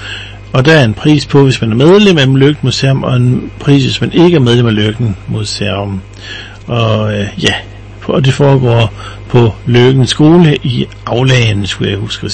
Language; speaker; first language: Danish; native; Danish